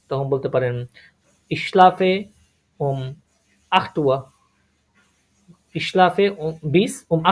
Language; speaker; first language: German; non-native, fluent; Bangla